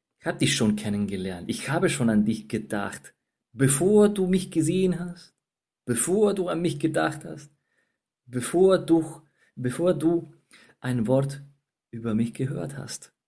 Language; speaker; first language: German; non-native, fluent; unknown